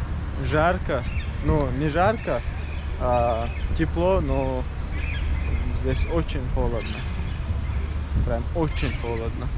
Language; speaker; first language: Russian; non-native, local second language; Chechen